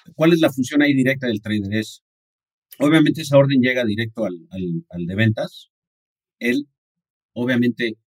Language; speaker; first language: Spanish; native; Spanish